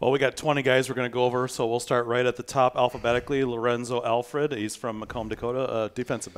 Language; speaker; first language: English; native; English